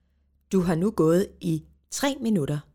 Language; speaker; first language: Danish; native; Danish